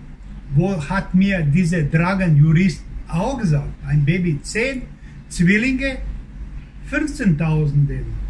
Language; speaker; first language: German; non-native, learner; Croatian